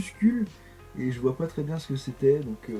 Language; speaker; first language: French; native; French